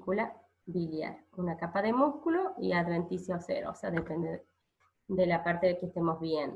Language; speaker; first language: Spanish; native; Spanish